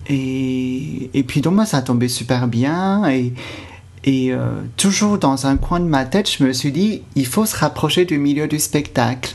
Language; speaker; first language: French; non-native, fluent; Cantonese